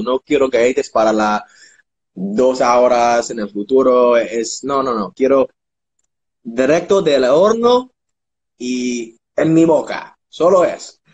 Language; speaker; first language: Spanish; non-native, learner; English